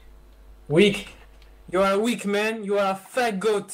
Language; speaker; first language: English; non-native, learner; French